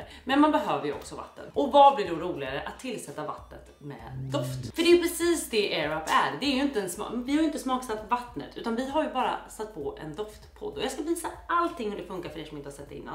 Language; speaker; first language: Swedish; native; Swedish